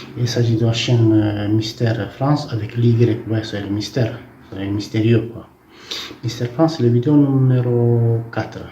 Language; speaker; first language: French; non-native, fluent; Romanian